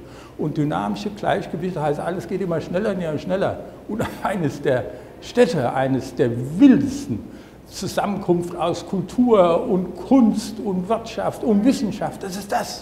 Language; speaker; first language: German; non-native, fluent; English